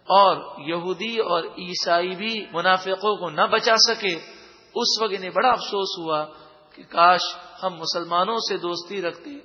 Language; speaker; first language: Urdu; native; Urdu